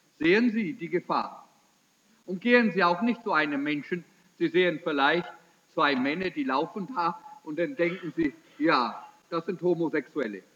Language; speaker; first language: German; early bilingual, heritage; German